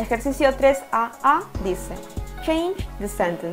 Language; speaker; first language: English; non-native, fluent; Spanish